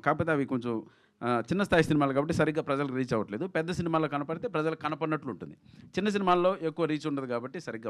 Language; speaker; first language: Telugu; native; Telugu